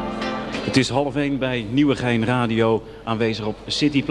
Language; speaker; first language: Dutch; native; Dutch